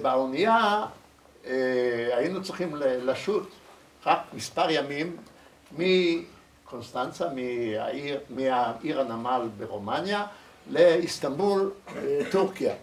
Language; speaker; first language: Hebrew; early bilingual, other home language; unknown